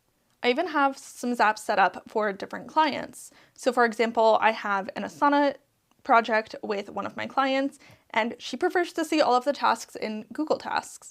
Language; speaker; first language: English; native; English